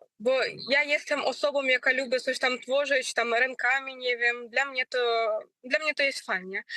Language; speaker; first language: Polish; non-native, learner; Ukrainian